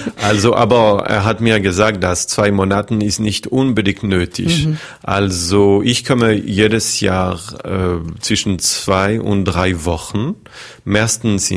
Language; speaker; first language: German; non-native, fluent; French